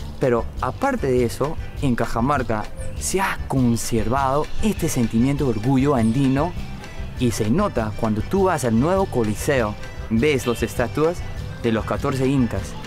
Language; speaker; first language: Spanish; non-native, fluent; English